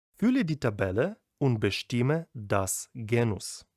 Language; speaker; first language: German; non-native, fluent; Ukrainian